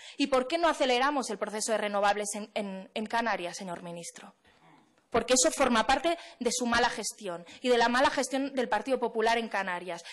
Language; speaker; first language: Spanish; non-native, local second language; Catalan